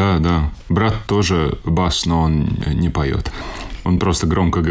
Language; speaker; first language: Russian; non-native, local second language; Latvian